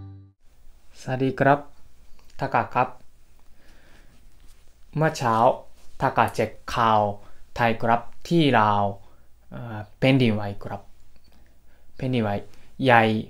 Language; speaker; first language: Thai; non-native, fluent; Japanese